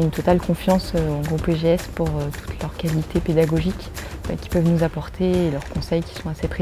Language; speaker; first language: French; native; French